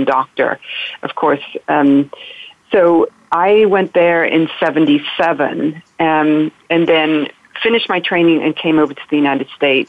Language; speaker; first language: English; native; English